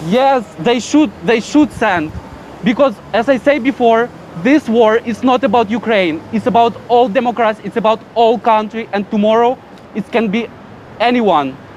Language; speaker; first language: English; non-native, fluent; Ukrainian